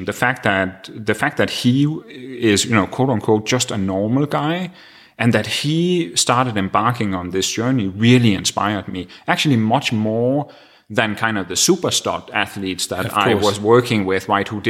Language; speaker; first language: English; non-native, fluent; Danish